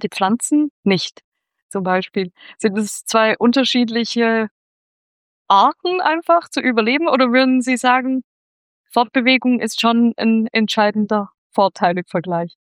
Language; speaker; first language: German; native; German